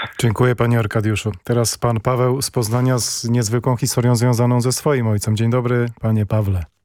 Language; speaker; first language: Polish; native; Polish